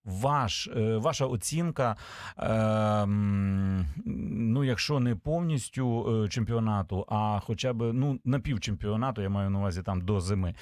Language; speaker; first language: Ukrainian; native; Ukrainian